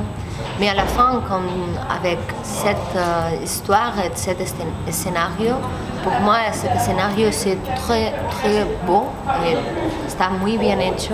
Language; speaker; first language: French; non-native, learner; Spanish